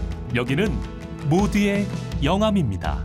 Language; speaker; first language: Korean; native; Korean